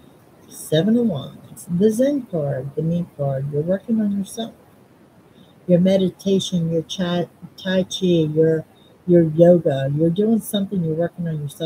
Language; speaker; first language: English; native; English